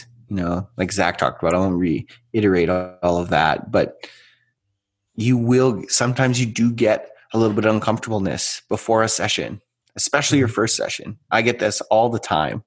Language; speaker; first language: English; native; English